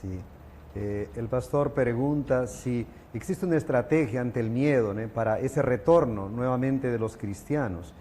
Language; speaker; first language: Spanish; non-native, fluent; Portuguese